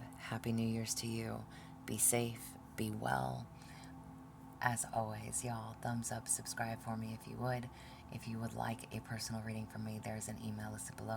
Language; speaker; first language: English; native; English